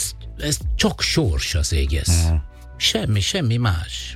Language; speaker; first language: Hungarian; non-native, learner; Italian